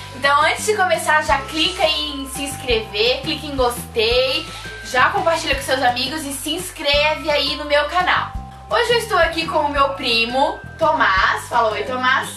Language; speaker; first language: Portuguese; native; Portuguese